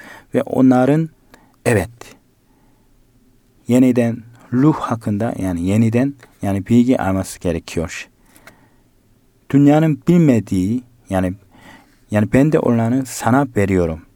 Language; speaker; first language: Turkish; non-native, learner; Korean